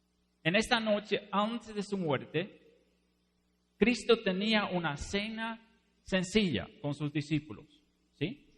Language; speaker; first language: Spanish; non-native, fluent; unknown